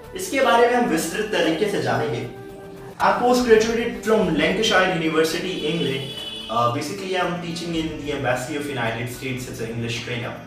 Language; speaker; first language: Hindi; native; Hindi